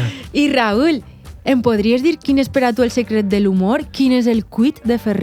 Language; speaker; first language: Catalan; native; Catalan